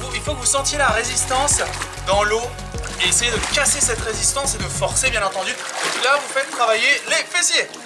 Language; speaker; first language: French; native; French